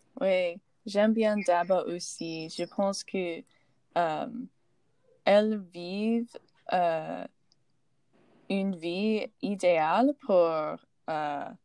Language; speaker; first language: French; non-native, learner; English